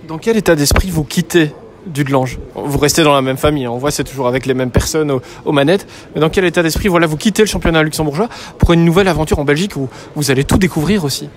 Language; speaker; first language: French; native; French